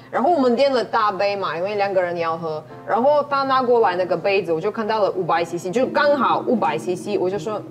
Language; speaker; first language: Chinese; non-native, fluent; Ukrainian